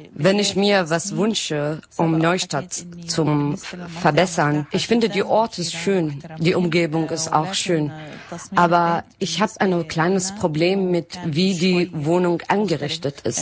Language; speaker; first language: German; non-native, learner; Arabic